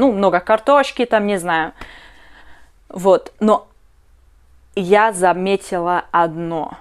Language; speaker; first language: Russian; non-native, learner; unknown